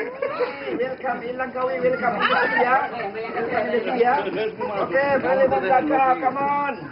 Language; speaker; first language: English; non-native, learner; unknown